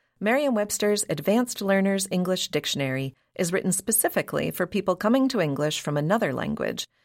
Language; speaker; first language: English; native; English